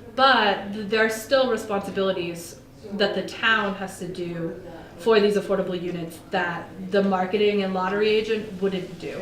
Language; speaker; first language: English; native; English